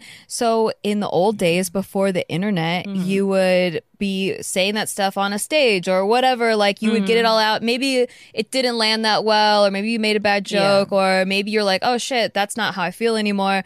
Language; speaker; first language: English; native; English